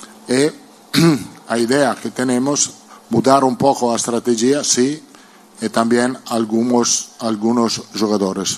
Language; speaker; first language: Spanish; non-native, fluent; Italian